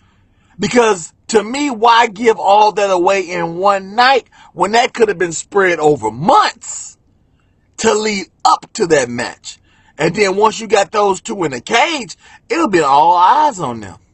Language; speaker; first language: English; native; English